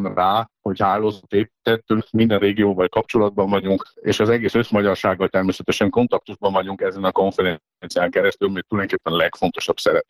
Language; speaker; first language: Hungarian; native; Hungarian